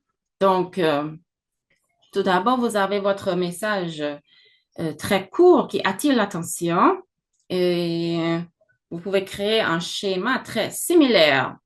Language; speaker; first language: French; non-native, fluent; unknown